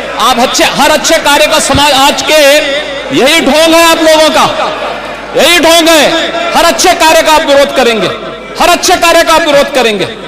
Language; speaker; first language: Hindi; native; Hindi